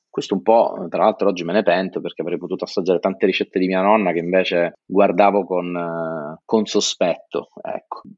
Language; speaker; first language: Italian; native; Italian